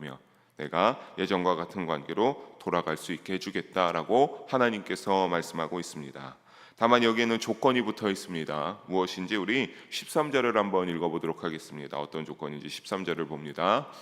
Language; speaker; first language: Korean; native; Korean